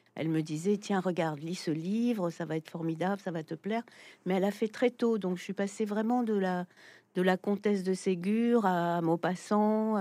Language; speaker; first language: French; native; French